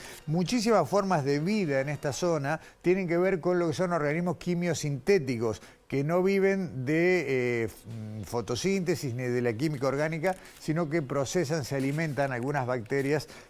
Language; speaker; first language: Spanish; native; Spanish